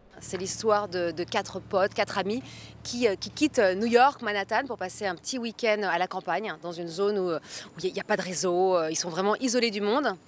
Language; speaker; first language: French; native; French